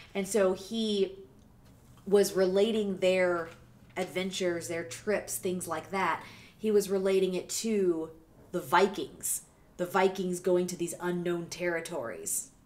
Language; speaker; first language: English; native; English